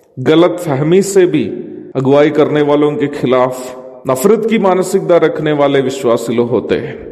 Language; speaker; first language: Hindi; non-native, local second language; Malayalam